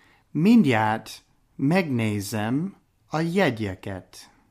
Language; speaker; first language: Hungarian; non-native, learner; English